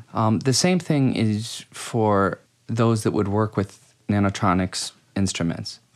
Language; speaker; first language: English; native; English